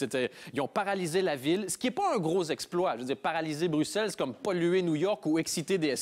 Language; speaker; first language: French; native; French